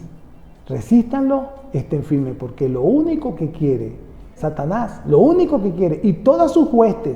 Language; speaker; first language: Spanish; native; Spanish